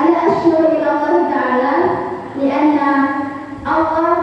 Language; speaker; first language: Arabic; non-native, learner; Indonesian